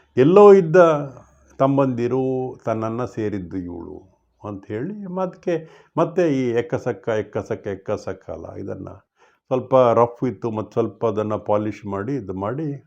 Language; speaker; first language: Kannada; non-native, local second language; Tulu